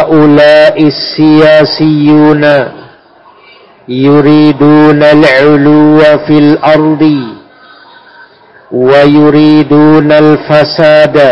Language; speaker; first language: Arabic; non-native, fluent; Indonesian